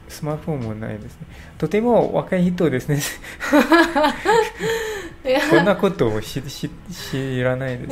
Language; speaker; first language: Japanese; non-native, learner; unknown